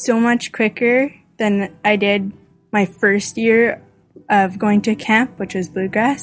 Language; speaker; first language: English; native; English